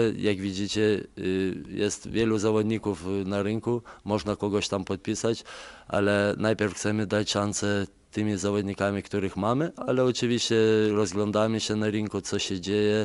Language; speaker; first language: Polish; non-native, fluent; Lithuanian